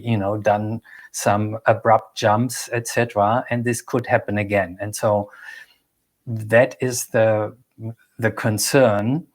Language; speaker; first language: English; non-native, fluent; German